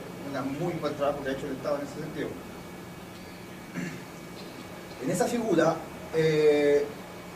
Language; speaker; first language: Spanish; native; Spanish